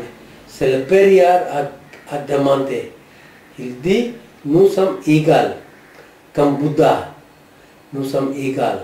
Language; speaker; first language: French; non-native, learner; Tamil